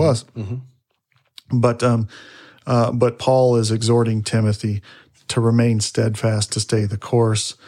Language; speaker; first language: English; native; English